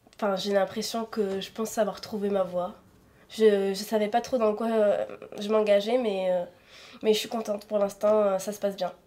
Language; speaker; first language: French; native; French